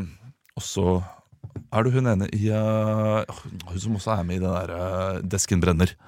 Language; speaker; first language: Norwegian; native; Norwegian